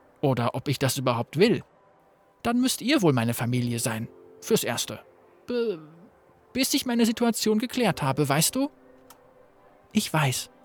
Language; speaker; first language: German; native; German